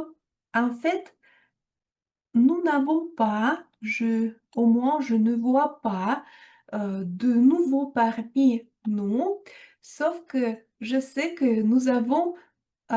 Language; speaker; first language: French; non-native, fluent; Russian